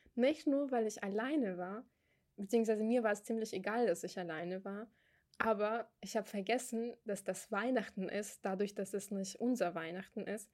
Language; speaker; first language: German; non-native, fluent; Ukrainian